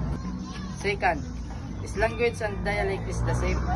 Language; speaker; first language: English; non-native, local second language; Filipino